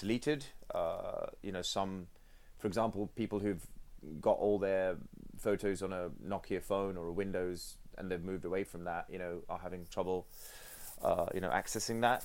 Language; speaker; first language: English; non-native, local second language; Sinhala